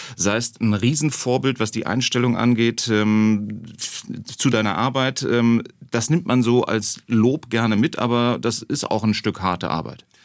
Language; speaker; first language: German; native; German